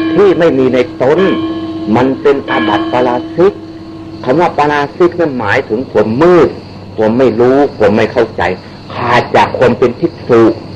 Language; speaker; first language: Thai; native; Thai